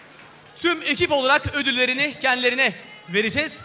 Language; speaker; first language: Turkish; native; Turkish